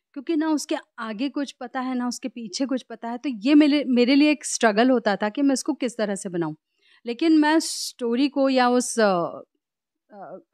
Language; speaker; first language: Hindi; native; Hindi